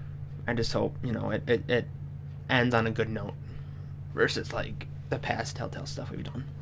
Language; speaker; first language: English; native; English